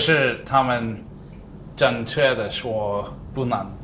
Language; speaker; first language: Chinese; non-native, learner; English